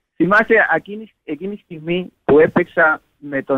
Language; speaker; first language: Greek; non-native, learner; Spanish